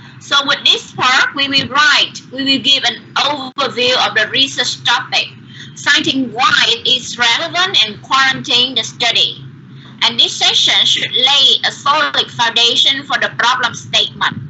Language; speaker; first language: English; non-native, learner; Vietnamese